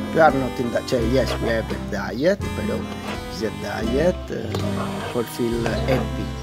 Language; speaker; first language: English; non-native, learner; Italian